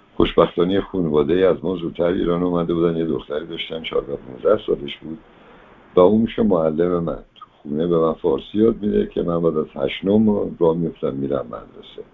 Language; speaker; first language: Persian; non-native, local second language; Italian